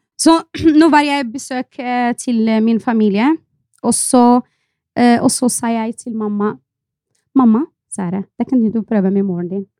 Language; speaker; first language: Norwegian; non-native, fluent; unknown